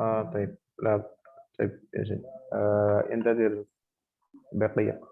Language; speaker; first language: Arabic; non-native, learner; Indonesian